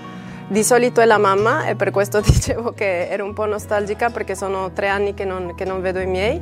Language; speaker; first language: Italian; non-native, fluent; Spanish